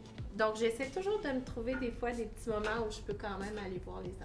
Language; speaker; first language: French; native; French